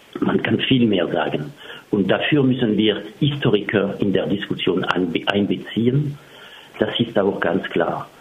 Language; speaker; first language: German; non-native, fluent; French